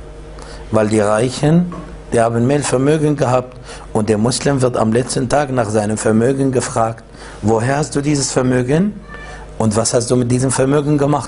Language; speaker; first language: German; non-native, fluent; Arabic